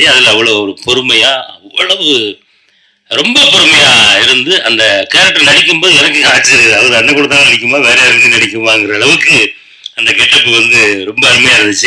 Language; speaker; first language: Tamil; native; Tamil